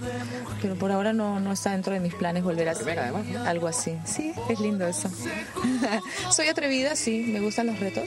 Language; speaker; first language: Spanish; native; Spanish